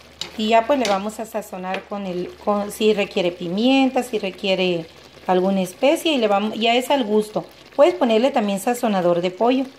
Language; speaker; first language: Spanish; native; Spanish